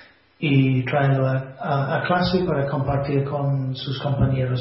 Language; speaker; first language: Spanish; non-native, fluent; English